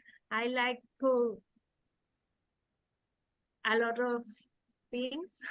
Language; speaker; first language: English; non-native, learner; Spanish